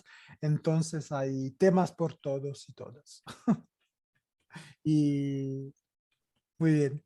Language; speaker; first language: Spanish; non-native, fluent; Italian